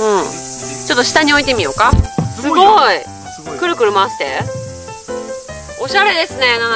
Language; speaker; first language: Japanese; native; Japanese